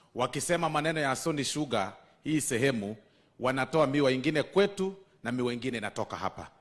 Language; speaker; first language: Swahili; non-native, local second language; Gusii